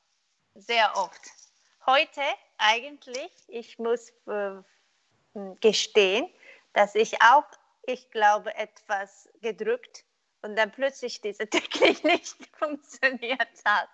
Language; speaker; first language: German; non-native, learner; Korean